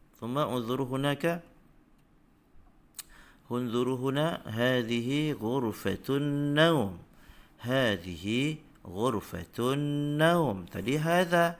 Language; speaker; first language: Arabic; non-native, fluent; Malay